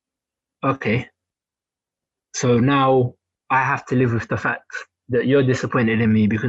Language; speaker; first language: English; native; English